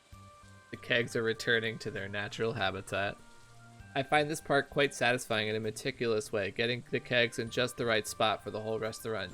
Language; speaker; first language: English; native; English